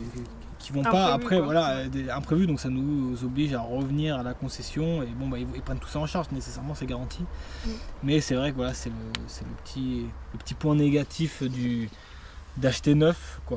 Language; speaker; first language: French; native; French